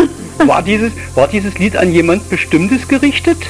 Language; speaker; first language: German; native; German